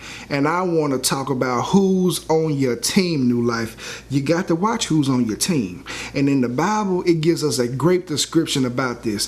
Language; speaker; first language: English; native; English